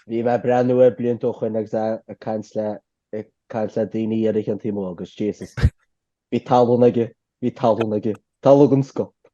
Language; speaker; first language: Irish; native; Irish